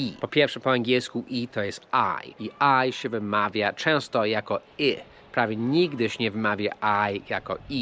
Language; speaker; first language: Polish; non-native, fluent; English